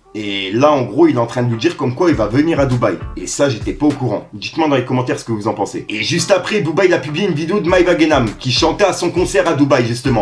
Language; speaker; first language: French; native; French